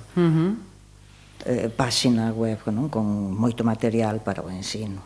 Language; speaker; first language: Galician; early bilingual, heritage; Galician